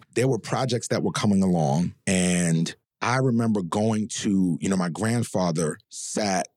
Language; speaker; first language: English; native; English